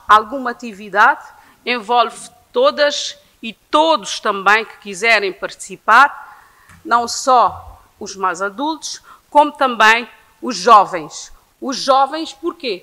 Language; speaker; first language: Portuguese; non-native, local second language; Kabuverdianu